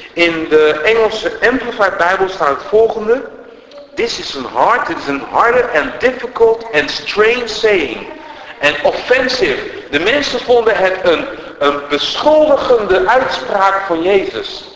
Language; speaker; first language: Dutch; native; Dutch